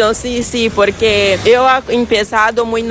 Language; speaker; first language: Spanish; non-native, fluent; Portuguese